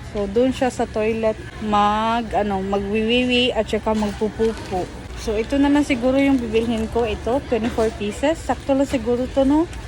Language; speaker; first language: Filipino; non-native, local second language; Cebuano